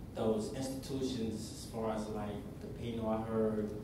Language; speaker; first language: English; native; English